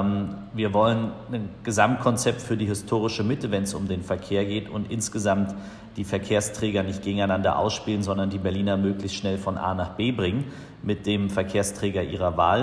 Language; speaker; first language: German; native; German